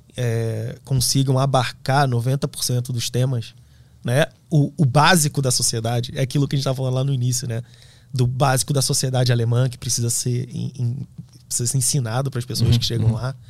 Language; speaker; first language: Portuguese; native; Portuguese